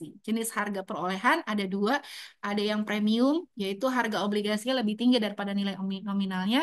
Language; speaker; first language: Indonesian; native; Indonesian